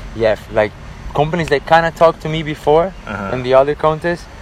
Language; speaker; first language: English; non-native, fluent; Portuguese